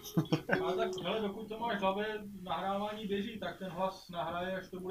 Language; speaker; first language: Czech; native; Czech